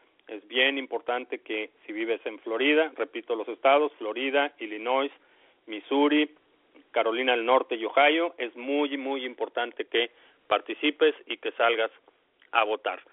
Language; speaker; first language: Spanish; native; Spanish